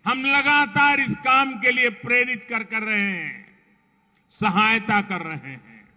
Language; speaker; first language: Hindi; non-native, local second language; Gujarati